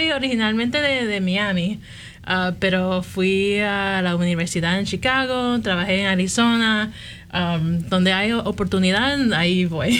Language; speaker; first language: Spanish; early bilingual, heritage; Spanish